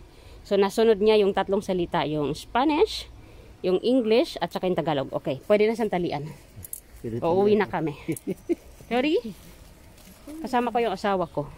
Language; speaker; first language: Filipino; non-native, local second language; Waray